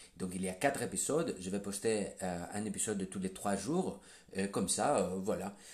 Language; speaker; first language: French; non-native, fluent; Greek